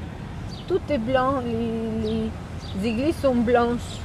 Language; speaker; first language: French; non-native, local second language; Russian